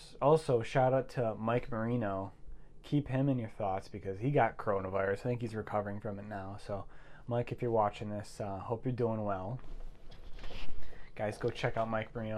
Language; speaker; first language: English; native; English